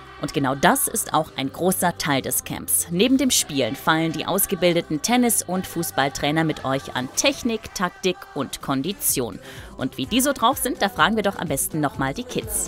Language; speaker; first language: German; native; German